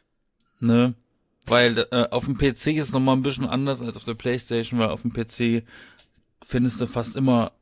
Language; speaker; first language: German; native; German